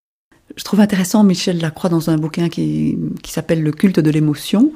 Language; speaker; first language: French; native; French